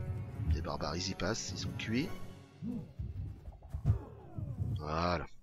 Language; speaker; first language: French; native; French